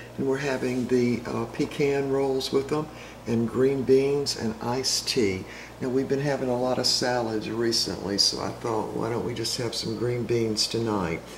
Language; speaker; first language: English; native; English